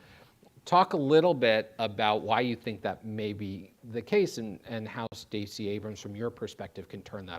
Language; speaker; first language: English; native; English